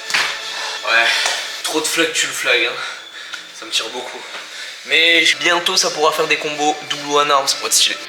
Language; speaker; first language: French; native; French